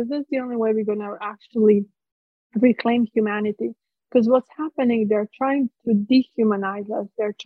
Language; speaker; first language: English; non-native, fluent; Croatian